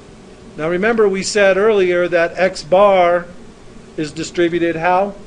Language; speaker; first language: English; native; English